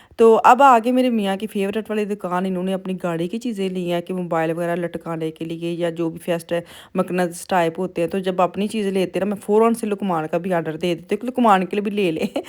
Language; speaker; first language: Urdu; non-native, local second language; Punjabi